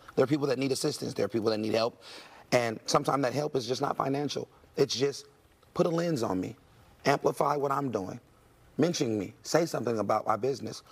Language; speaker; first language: English; native; English